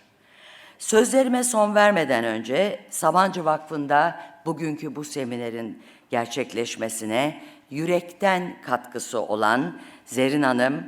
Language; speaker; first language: Turkish; native; Turkish